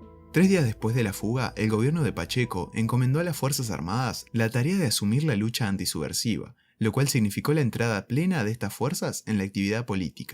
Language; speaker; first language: Spanish; native; Spanish